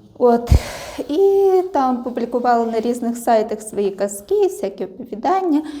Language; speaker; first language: Ukrainian; non-native, local second language; Russian